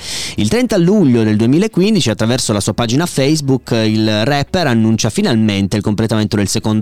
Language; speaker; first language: Italian; native; Italian